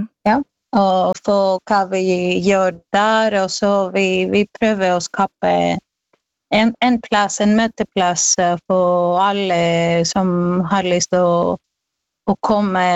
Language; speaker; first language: Norwegian; non-native, learner; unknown